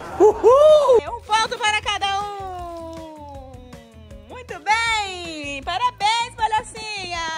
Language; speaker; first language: Portuguese; native; Portuguese